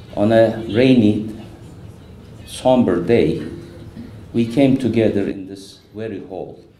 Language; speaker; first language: English; non-native, fluent; Turkish